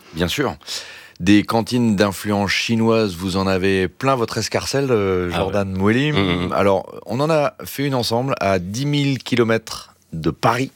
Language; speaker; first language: French; native; French